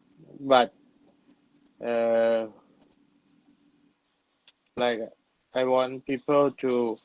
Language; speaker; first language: English; non-native, learner; Thai